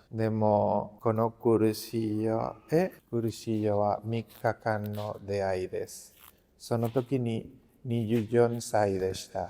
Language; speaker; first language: Japanese; non-native, learner; Spanish